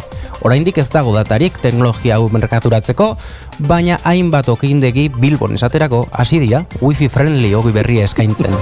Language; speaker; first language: Basque; native; Basque